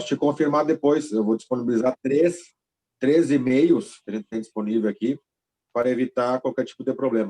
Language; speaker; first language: Portuguese; native; Portuguese